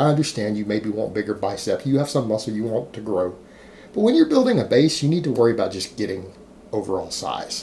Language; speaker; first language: English; native; English